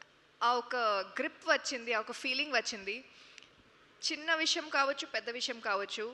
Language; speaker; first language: Telugu; non-native, local second language; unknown